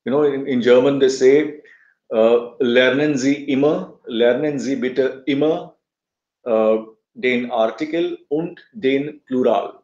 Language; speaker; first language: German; non-native, fluent; Marathi